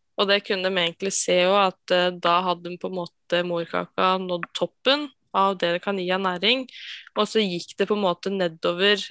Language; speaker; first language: Norwegian; native; Norwegian